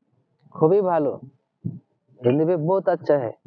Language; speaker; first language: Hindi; non-native, learner; Bangla